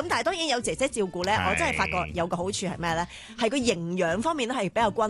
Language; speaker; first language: Cantonese; native; Cantonese